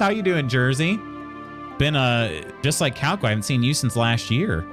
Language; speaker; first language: English; native; English